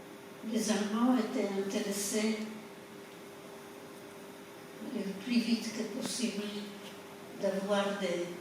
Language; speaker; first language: French; non-native, fluent; Polish